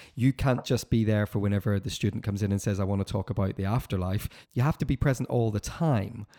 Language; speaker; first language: English; native; English